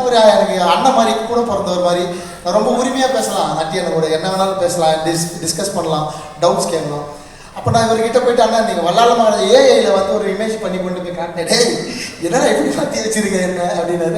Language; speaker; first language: Tamil; native; Tamil